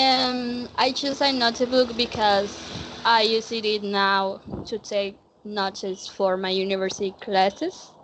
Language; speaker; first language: English; non-native, learner; Spanish